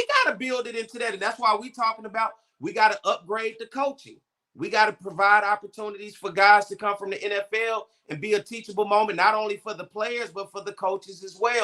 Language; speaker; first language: English; native; English